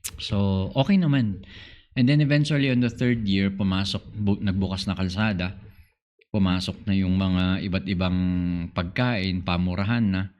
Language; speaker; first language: Filipino; non-native, local second language; Iloko